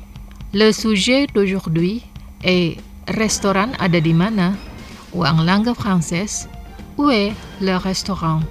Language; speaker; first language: French; non-native, fluent; Indonesian